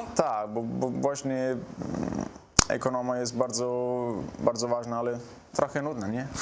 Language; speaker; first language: Polish; non-native, learner; Italian